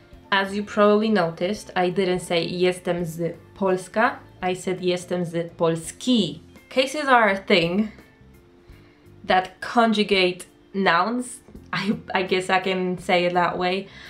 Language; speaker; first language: English; non-native, fluent; Polish